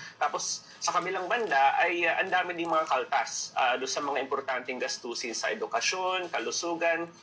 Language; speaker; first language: Filipino; native; Filipino